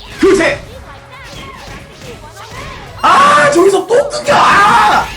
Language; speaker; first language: Korean; native; Korean